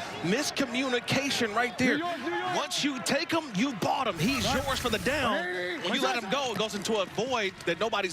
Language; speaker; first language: English; native; English